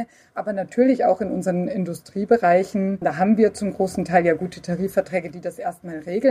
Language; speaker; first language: German; native; German